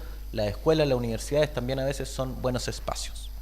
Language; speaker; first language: Spanish; native; Spanish